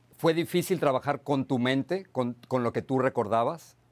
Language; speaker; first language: Spanish; native; Spanish